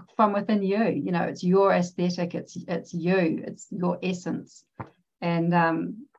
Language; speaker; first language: English; native; English